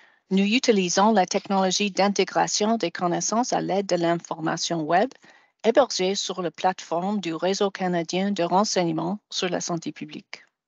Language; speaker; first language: French; non-native, fluent; English